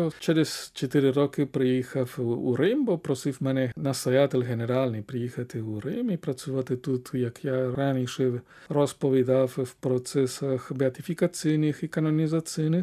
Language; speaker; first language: Ukrainian; non-native, fluent; Spanish